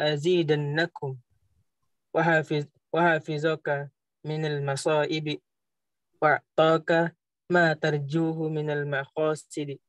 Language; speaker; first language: Arabic; non-native, learner; Indonesian